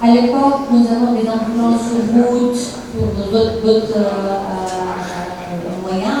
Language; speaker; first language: French; non-native, learner; Indonesian